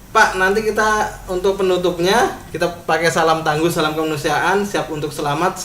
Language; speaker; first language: Indonesian; native; Indonesian